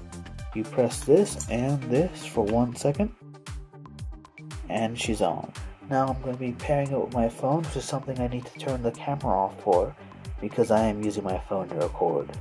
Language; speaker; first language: English; native; English